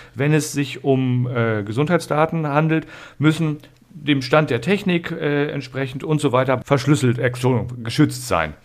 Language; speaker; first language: German; native; German